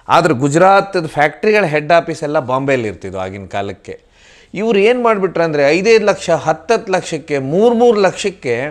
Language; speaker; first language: Kannada; non-native, local second language; Tulu